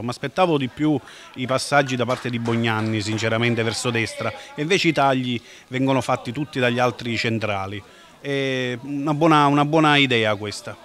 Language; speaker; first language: Italian; native; Italian